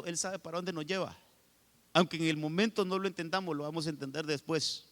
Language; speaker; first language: Spanish; native; Spanish